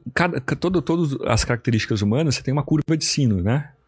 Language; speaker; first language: Portuguese; native; Portuguese